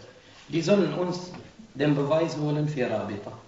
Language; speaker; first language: German; non-native, fluent; Arabic